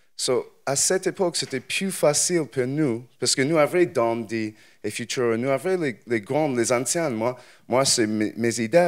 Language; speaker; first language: French; non-native, learner; English